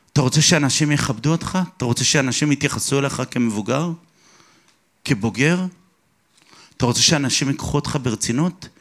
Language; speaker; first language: Hebrew; early bilingual, other home language; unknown